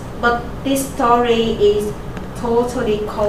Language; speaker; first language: English; non-native, fluent; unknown